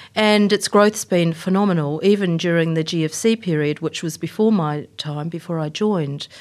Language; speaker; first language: English; native; English